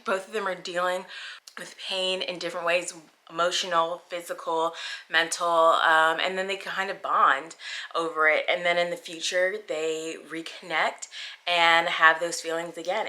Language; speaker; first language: English; native; English